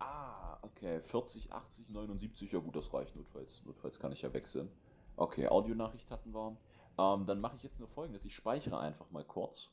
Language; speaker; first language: German; native; German